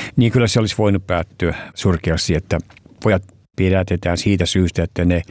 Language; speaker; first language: Finnish; early bilingual, heritage; Finnish